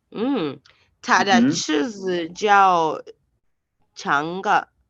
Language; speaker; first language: Chinese; non-native, learner; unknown